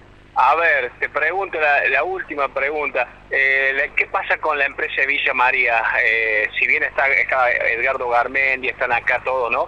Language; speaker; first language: Spanish; native; Spanish